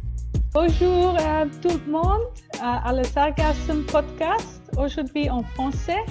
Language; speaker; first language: French; non-native, learner; Spanish